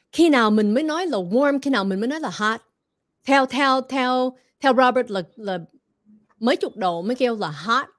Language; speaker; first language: Vietnamese; early bilingual, heritage; Vietnamese